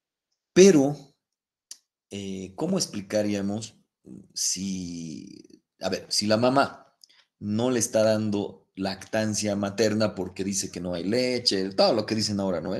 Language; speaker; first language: Spanish; native; Spanish